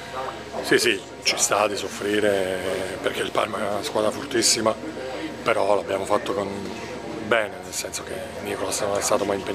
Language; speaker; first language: Italian; native; Italian